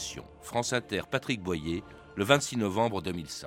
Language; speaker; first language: French; native; French